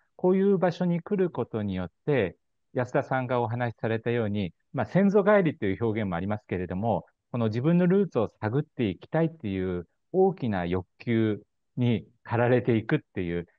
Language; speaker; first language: Japanese; non-native, fluent; Korean